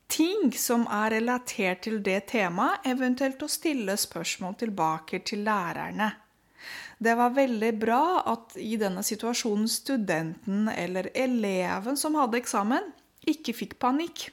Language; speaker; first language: Norwegian; non-native, fluent; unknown